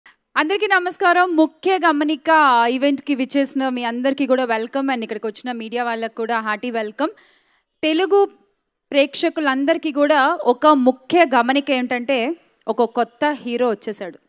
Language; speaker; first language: Telugu; native; Telugu